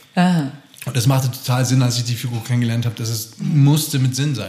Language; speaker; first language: German; native; German